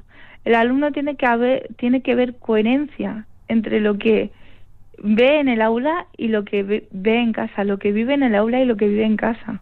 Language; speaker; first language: Spanish; native; Spanish